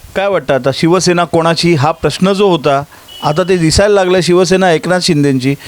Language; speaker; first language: Marathi; native; Marathi